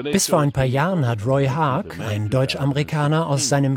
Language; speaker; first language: German; native; German